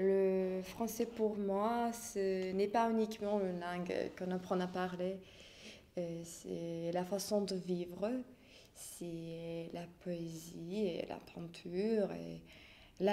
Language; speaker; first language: French; non-native, fluent; Bosnian